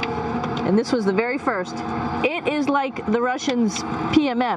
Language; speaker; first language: English; native; English